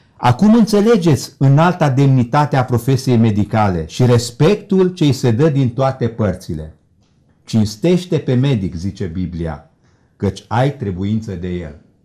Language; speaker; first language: Romanian; native; Romanian